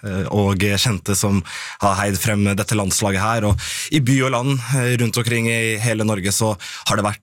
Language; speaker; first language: Norwegian; native; Norwegian